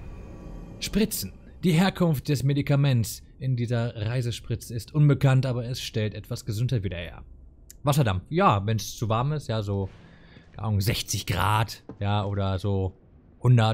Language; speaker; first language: German; native; German